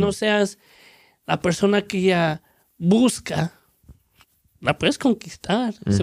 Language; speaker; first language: Spanish; native; Spanish